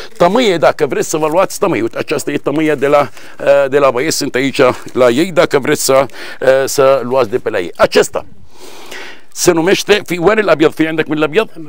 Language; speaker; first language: Romanian; non-native, fluent; Arabic